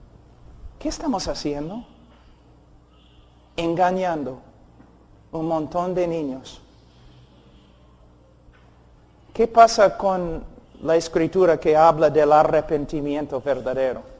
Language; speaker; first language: Spanish; non-native, fluent; English